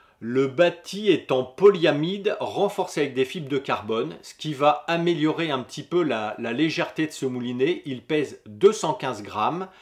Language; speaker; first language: French; native; French